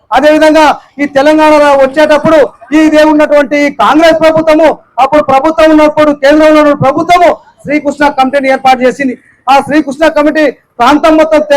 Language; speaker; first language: Telugu; non-native, local second language; Lambadi